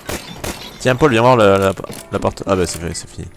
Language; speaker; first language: French; native; French